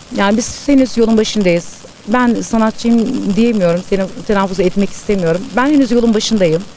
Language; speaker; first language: Turkish; early bilingual, heritage; Turkish